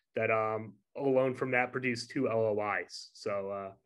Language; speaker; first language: English; native; English